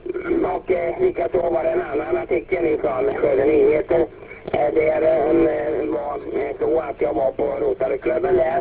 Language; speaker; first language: Swedish; native; Swedish